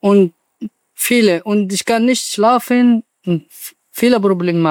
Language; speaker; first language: German; non-native, learner; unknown